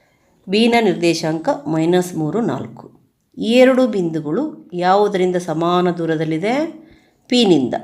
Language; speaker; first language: Kannada; native; Kannada